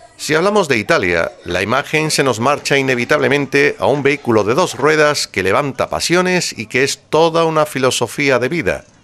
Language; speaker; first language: Spanish; native; Spanish